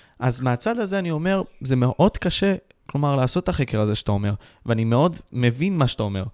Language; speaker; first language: Hebrew; native; Hebrew